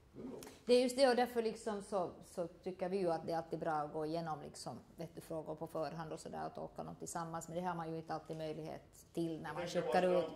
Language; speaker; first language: Swedish; native; Swedish